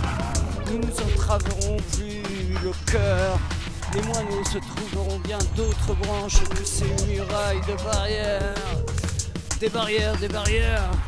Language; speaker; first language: French; native; French